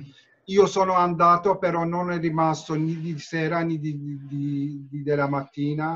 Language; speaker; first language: Italian; non-native, fluent; Turkish